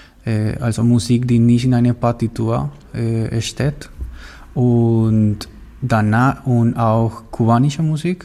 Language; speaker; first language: German; non-native, learner; Spanish